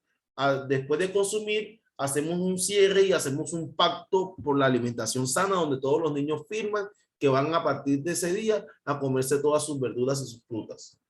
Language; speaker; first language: Spanish; native; Spanish